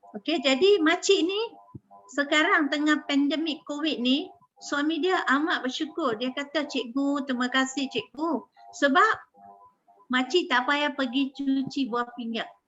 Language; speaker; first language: Malay; native; Malay